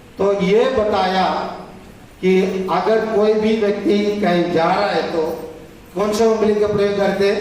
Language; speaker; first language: Hindi; non-native, local second language; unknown